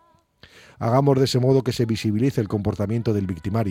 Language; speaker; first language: Spanish; native; Spanish